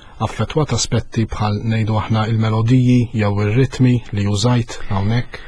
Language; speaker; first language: Maltese; native; Maltese